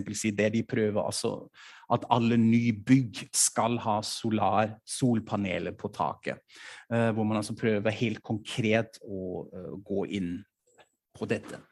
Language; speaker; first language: Norwegian; non-native, fluent; German